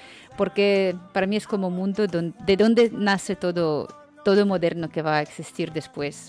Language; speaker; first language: Spanish; non-native, fluent; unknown